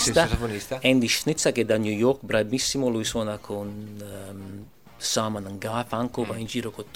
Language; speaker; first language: Italian; early bilingual, heritage; English